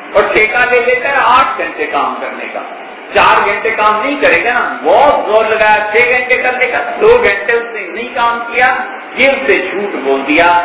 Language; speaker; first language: Urdu; native; Urdu